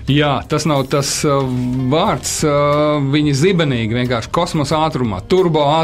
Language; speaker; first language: Latvian; native; Latvian